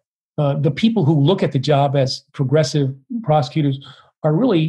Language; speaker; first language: English; native; English